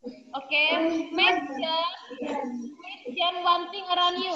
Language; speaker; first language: English; non-native, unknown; Indonesian